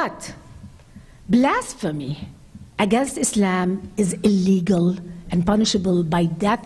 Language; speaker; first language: English; non-native, fluent; Arabic